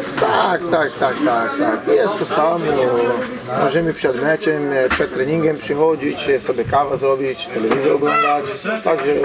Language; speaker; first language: Polish; non-native, fluent; Portuguese